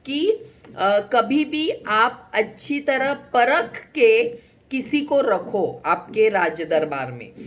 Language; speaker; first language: Hindi; non-native, local second language; Marathi